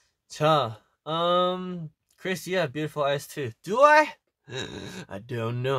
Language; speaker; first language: English; early bilingual, other home language; Korean